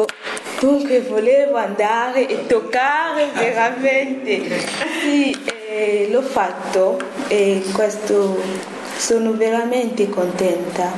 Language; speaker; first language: Italian; non-native, fluent; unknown